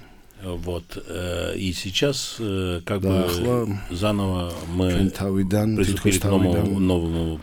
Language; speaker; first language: Russian; non-native, fluent; Romanian